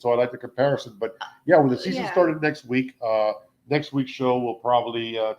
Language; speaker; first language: English; native; English